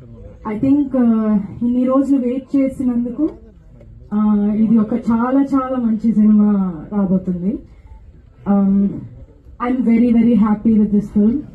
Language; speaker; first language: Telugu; non-native, fluent; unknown